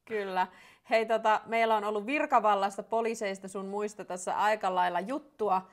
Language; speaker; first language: Finnish; native; Finnish